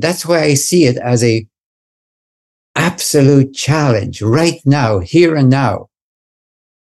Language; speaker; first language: English; native; English